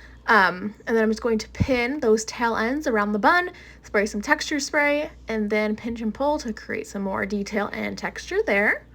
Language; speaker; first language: English; native; English